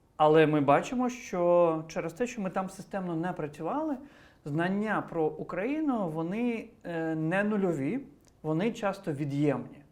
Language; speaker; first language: Ukrainian; non-native, local second language; Crimean Tatar